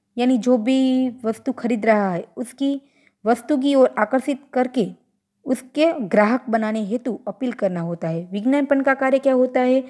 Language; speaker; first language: Hindi; non-native, local second language; Gujarati